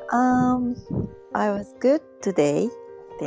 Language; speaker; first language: English; non-native, learner; Japanese